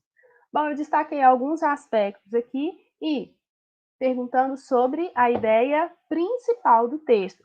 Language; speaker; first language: Portuguese; native; Portuguese